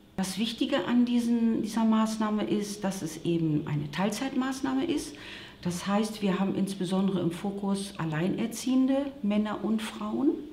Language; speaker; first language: German; native; German